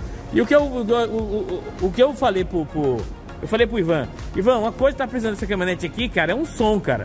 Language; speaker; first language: Portuguese; native; Portuguese